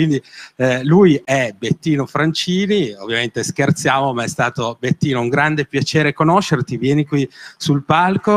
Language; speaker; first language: Italian; native; Italian